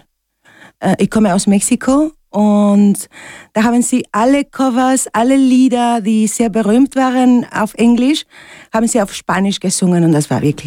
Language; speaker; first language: German; non-native, fluent; Spanish